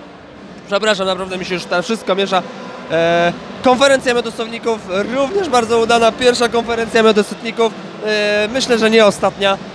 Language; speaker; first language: Polish; native; Polish